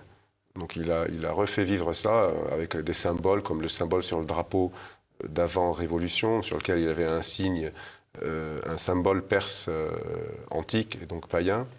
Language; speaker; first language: French; native; French